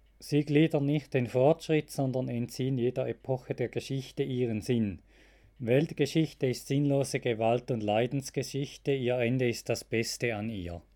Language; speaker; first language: German; native; German